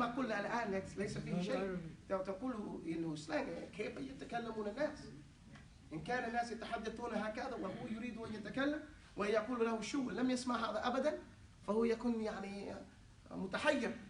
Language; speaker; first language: Arabic; non-native, fluent; English